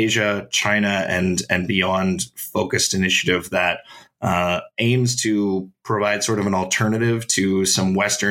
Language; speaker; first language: English; native; English